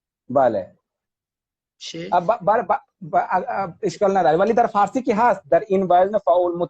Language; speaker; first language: Persian; non-native, fluent; Hindi